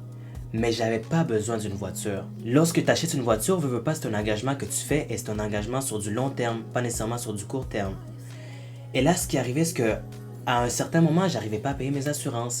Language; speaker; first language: French; native; French